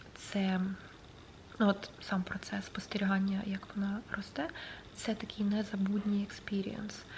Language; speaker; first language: Ukrainian; non-native, local second language; Russian